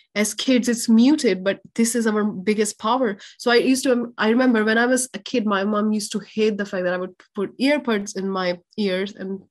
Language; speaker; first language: English; non-native, local second language; Urdu